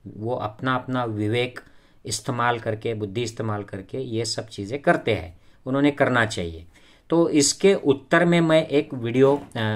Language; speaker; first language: Hindi; non-native, local second language; Marathi